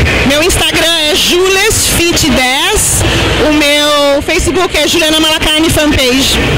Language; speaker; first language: Portuguese; native; Portuguese